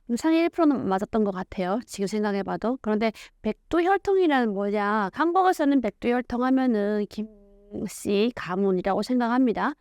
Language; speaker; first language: Korean; native; Korean